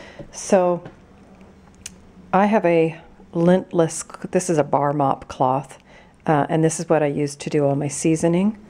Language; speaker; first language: English; native; English